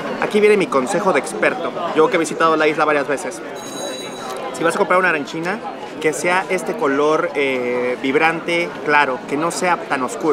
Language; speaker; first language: Spanish; native; Spanish